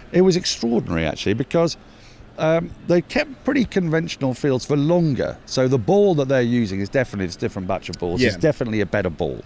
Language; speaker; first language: English; native; English